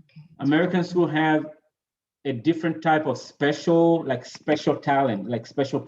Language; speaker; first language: English; native; English